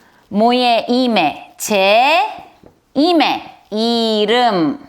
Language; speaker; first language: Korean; non-native, fluent; Bosnian